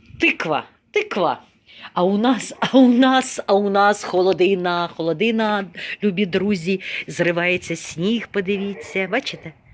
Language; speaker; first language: Ukrainian; non-native, local second language; Russian